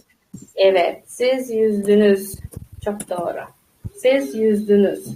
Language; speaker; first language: Turkish; non-native, fluent; Uzbek